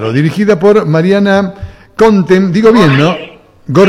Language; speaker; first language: Spanish; native; Spanish